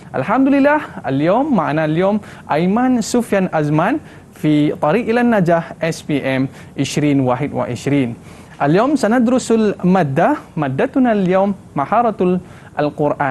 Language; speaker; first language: Arabic; non-native, fluent; Malay